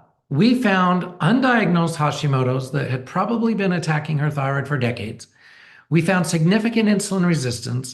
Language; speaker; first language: English; native; English